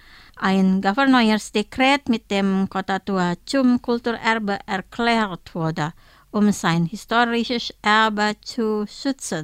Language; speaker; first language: German; non-native, fluent; Indonesian